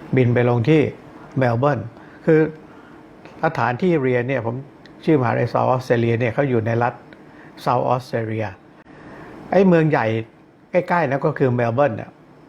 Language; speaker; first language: Thai; native; Thai